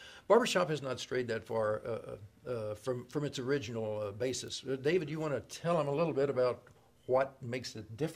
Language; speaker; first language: English; native; English